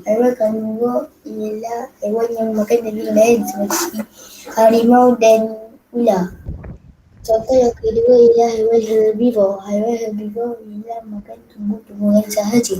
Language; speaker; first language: Malay; native; Malay